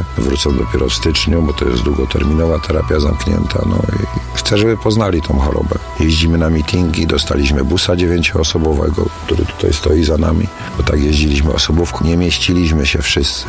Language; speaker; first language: Polish; native; Polish